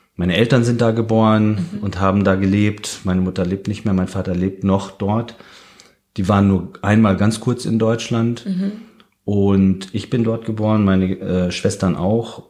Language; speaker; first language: German; early bilingual, heritage; German